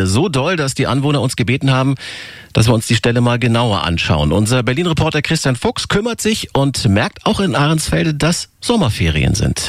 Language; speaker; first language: German; native; German